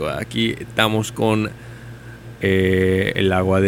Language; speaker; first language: Spanish; non-native, learner; English